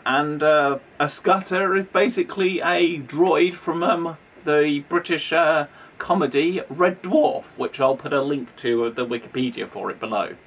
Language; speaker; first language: English; native; English